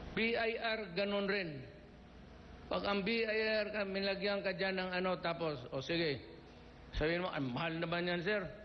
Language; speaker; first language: Filipino; non-native, local second language; Cebuano